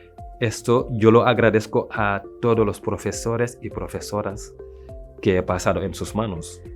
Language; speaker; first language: Spanish; non-native, local second language; French